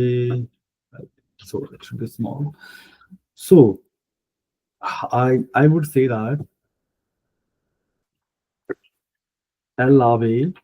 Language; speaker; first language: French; non-native, fluent; Punjabi